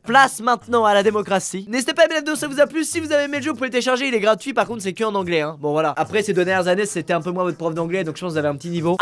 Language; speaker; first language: French; native; French